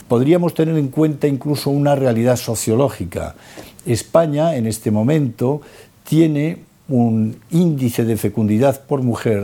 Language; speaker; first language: Spanish; native; Spanish